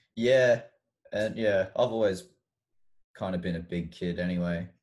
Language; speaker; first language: English; native; English